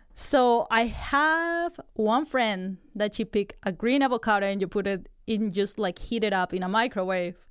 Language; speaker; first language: English; non-native, fluent; Spanish